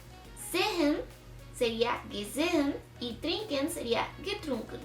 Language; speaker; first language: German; non-native, fluent; Spanish